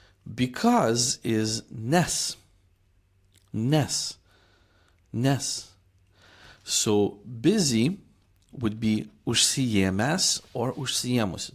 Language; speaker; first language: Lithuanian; non-native, fluent; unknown